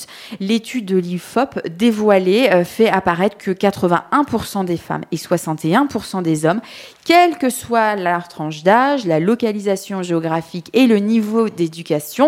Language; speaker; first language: French; native; French